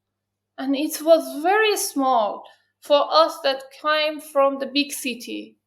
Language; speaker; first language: English; non-native, learner; Persian